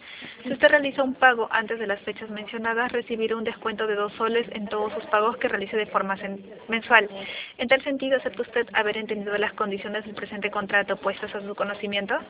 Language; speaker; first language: Spanish; native; Spanish